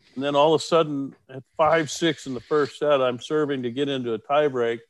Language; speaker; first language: English; native; English